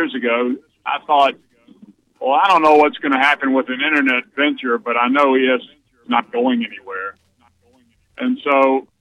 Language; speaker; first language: English; native; English